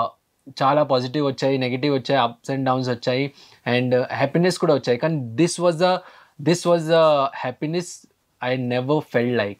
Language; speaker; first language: Telugu; early bilingual, heritage; Telugu